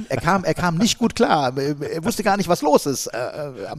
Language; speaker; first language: German; native; German